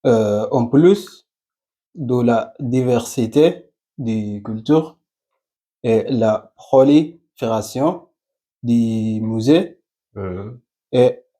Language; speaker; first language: French; non-native, learner; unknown